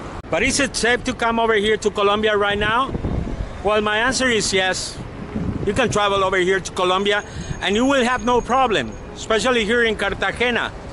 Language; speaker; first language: English; non-native, fluent; Spanish